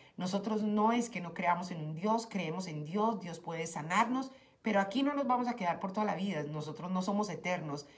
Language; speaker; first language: Spanish; native; Spanish